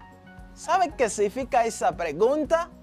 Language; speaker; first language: Spanish; non-native, fluent; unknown